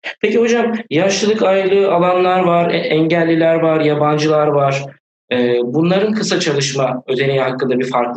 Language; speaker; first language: Turkish; native; Turkish